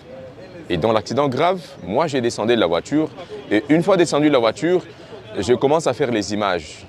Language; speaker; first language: French; non-native, local second language; Swahili